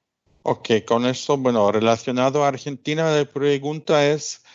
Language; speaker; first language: Spanish; non-native, fluent; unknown